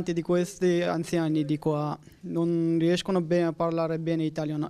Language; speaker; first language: Italian; non-native, learner; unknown